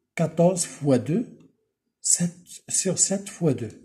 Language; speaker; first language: French; non-native, local second language; Arabic